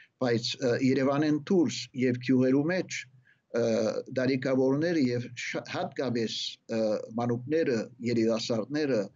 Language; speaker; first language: Armenian; early bilingual, heritage; Armenian